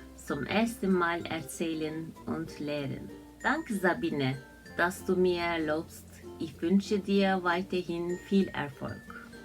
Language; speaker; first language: German; non-native, learner; Turkish